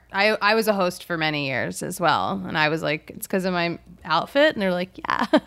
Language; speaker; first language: English; native; English